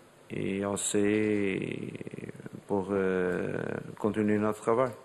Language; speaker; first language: French; non-native, learner; Portuguese